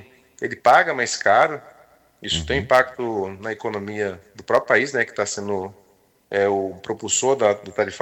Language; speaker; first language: Portuguese; native; Portuguese